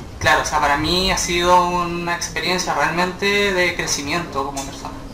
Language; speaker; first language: Spanish; native; Spanish